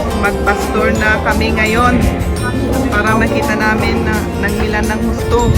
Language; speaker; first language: Filipino; early bilingual, heritage; Filipino